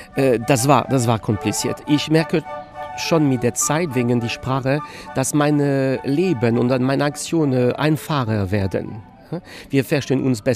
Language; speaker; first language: German; non-native, learner; French